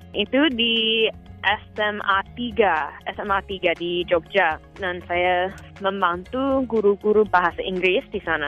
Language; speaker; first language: Indonesian; non-native, fluent; English